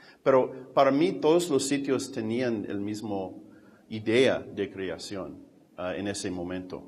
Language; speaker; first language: Spanish; non-native, fluent; English